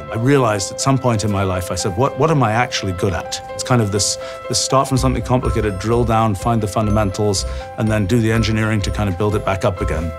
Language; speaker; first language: English; native; English